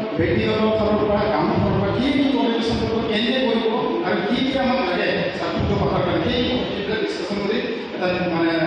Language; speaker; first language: Assamese; non-native, local second language; Karbi